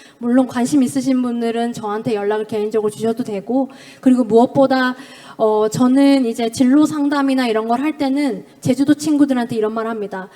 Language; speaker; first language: Korean; native; Korean